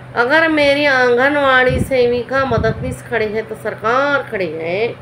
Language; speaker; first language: Hindi; non-native, local second language; Marathi